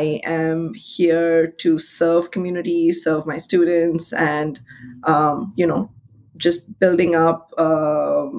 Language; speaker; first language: English; non-native, local second language; Hindi